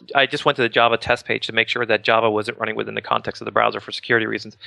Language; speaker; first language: English; native; English